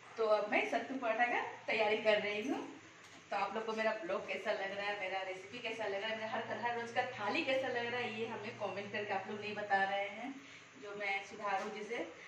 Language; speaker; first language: Hindi; non-native, local second language; Bangla